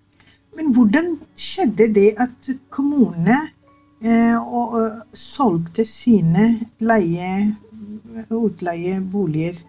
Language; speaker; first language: Norwegian; non-native, fluent; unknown